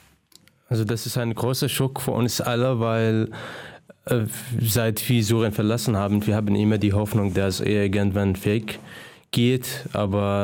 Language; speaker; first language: German; non-native, fluent; Arabic